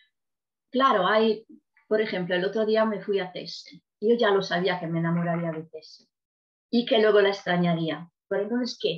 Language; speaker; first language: Spanish; non-native, fluent; Italian